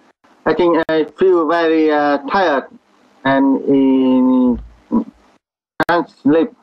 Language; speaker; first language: English; non-native, learner; Vietnamese